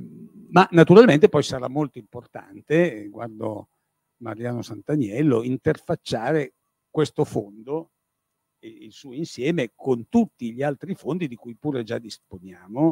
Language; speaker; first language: Italian; native; Italian